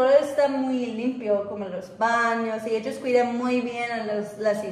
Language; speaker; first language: Spanish; non-native, fluent; English